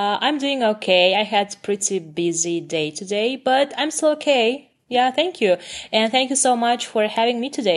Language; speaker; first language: English; non-native, fluent; Turkmen